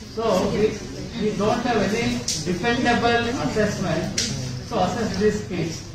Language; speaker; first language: English; non-native, local second language; Kannada